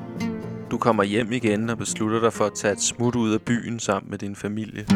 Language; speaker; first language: Danish; native; Danish